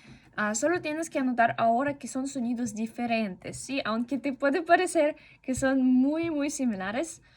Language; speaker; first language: Spanish; non-native, fluent; Russian